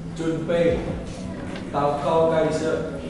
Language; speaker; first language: Chinese; non-native, learner; Indonesian